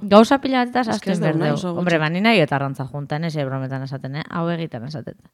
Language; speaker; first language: Basque; native; Basque